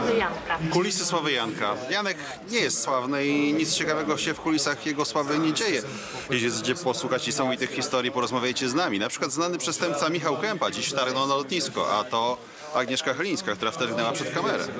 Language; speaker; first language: Polish; native; Polish